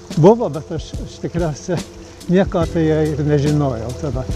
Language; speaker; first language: Lithuanian; early bilingual, heritage; Lithuanian